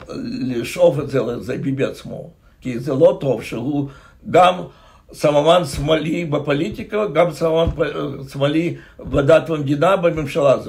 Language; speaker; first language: Hebrew; non-native, fluent; Russian